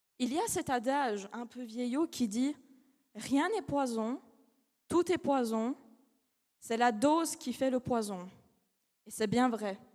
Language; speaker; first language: French; non-native, fluent; Russian